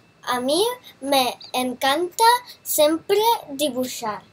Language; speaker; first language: Catalan; early bilingual, other home language; Russian